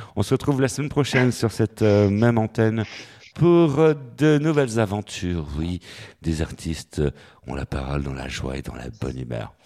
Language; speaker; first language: French; native; French